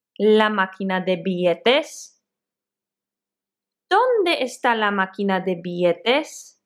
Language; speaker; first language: Spanish; non-native, fluent; Polish